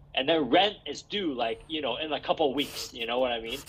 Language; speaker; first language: English; early bilingual, other home language; Chinese